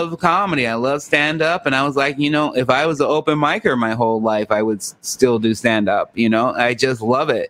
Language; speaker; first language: English; native; English